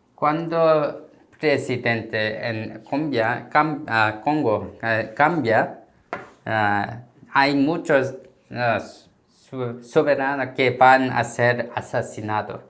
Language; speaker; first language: Spanish; non-native, learner; Korean